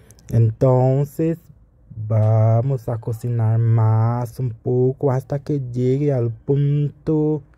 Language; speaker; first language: Portuguese; non-native, learner; Spanish